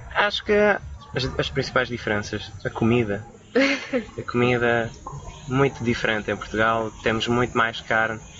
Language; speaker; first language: Portuguese; early bilingual, other home language; Romanian